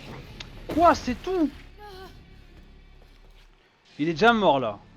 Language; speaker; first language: French; native; French